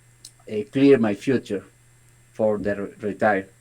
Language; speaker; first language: English; non-native, learner; Spanish